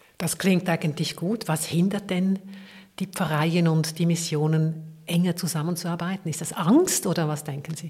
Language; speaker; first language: German; native; German